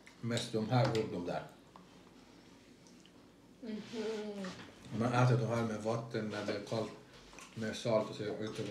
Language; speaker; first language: Swedish; non-native, fluent; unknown